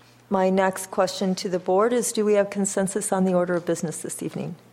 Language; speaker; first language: English; native; English